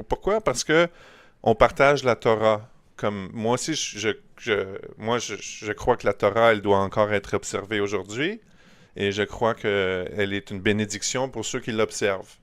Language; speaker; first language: French; native; French